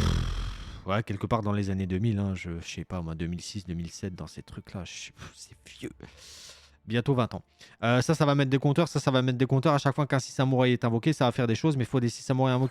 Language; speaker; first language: French; native; French